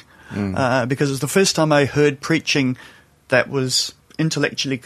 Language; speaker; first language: English; native; English